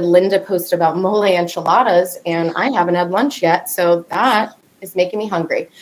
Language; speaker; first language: English; native; English